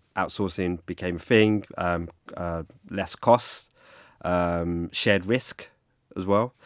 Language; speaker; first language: English; native; English